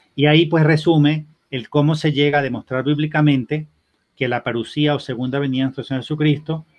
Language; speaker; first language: Spanish; native; Spanish